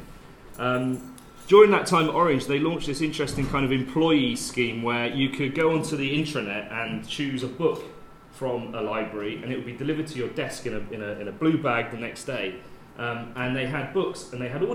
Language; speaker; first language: English; native; English